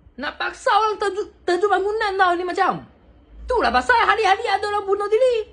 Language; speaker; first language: Malay; non-native, local second language; Chinese